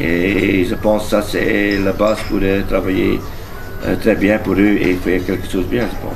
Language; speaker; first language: French; non-native, learner; Dutch